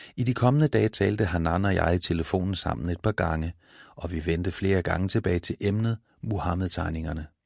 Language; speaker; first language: Danish; native; Danish